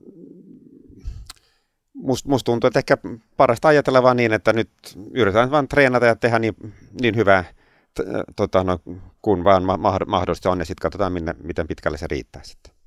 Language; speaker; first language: Finnish; non-native, local second language; Swedish